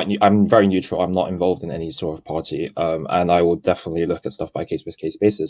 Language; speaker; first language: English; non-native, local second language; Cantonese